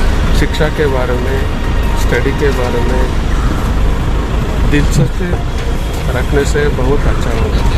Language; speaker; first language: Hindi; non-native, local second language; Kannada